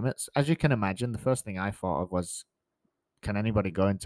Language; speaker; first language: English; native; English